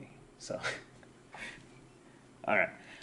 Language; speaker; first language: English; native; English